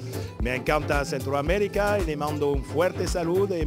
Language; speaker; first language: Spanish; non-native, fluent; French